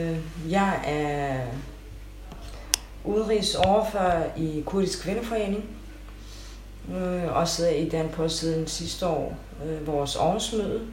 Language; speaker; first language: Danish; non-native, fluent; Kurdish